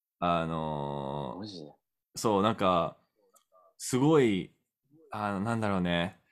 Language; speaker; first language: Japanese; non-native, fluent; English